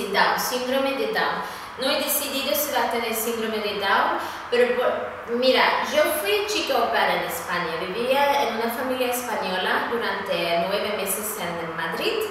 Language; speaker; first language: Spanish; non-native, fluent; Swedish